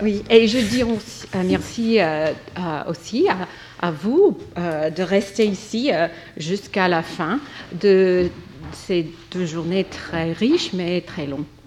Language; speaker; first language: French; non-native, learner; English